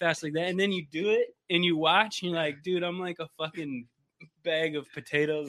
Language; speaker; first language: English; native; English